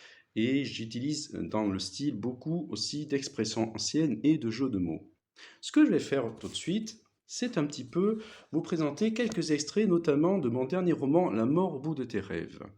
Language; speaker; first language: French; native; French